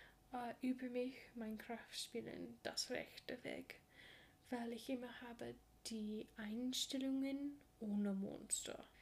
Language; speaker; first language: German; non-native, learner; English